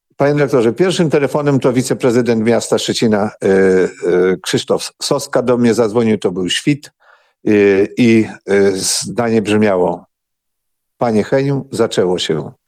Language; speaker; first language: Polish; non-native, local second language; Ukrainian